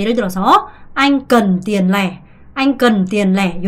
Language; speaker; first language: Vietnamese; non-native, fluent; Korean